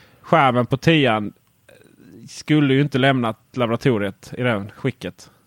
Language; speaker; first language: Swedish; native; Swedish